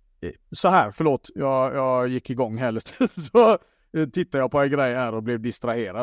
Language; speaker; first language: Swedish; native; Swedish